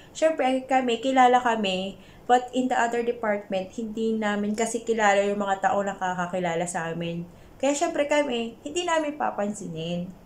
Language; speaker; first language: Filipino; non-native, local second language; Iloko